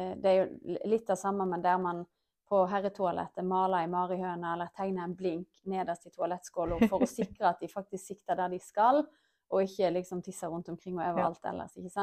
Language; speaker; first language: Norwegian; native; Norwegian